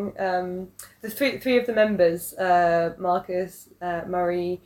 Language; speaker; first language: English; native; English